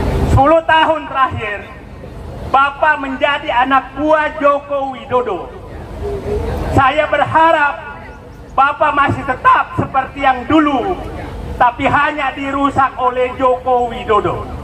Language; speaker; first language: Indonesian; native; Indonesian